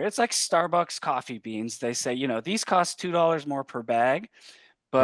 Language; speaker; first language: English; native; English